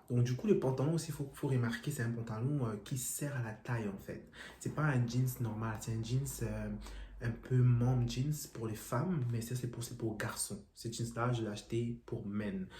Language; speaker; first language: French; non-native, local second language; Lingala